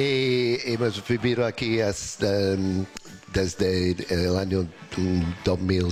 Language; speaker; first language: Spanish; non-native, learner; English